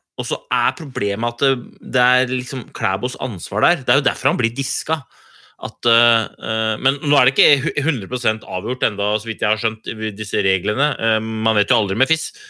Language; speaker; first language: Norwegian; native; Norwegian